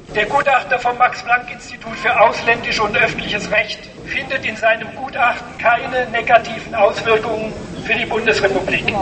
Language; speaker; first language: German; native; German